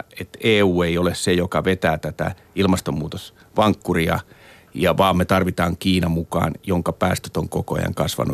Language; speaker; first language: Finnish; native; Finnish